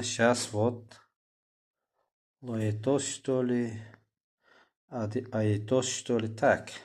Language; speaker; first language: Russian; non-native, local second language; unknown